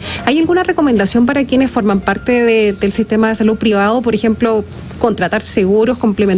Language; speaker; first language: Spanish; native; Spanish